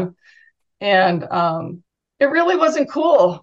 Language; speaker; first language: English; native; English